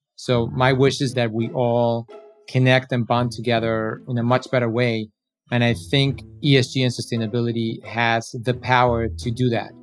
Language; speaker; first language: English; early bilingual, other home language; Spanish